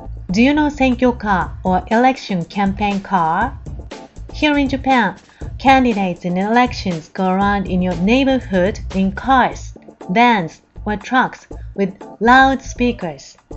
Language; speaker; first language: English; non-native, fluent; Japanese